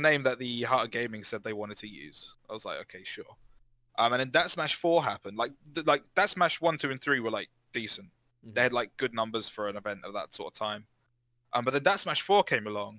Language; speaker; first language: English; native; English